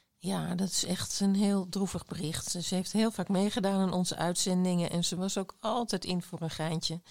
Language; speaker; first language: Dutch; native; Dutch